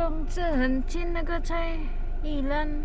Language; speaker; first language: Chinese; non-native, learner; Indonesian